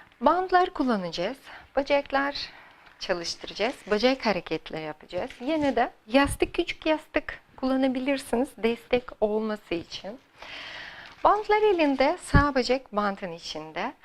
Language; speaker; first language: Turkish; non-native, learner; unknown